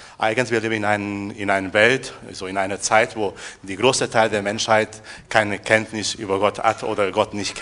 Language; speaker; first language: German; non-native, fluent; Portuguese